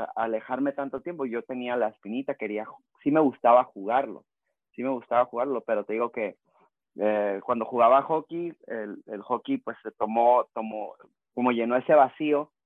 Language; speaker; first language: Spanish; native; Spanish